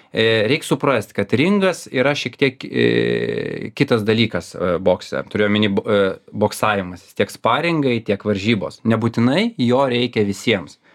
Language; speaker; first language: Lithuanian; non-native, local second language; Russian